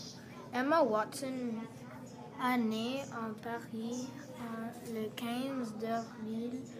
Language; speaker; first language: French; non-native, learner; English